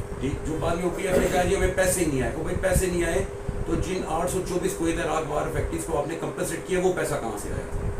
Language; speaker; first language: Urdu; early bilingual, heritage; Urdu